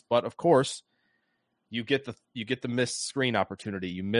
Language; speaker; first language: English; native; English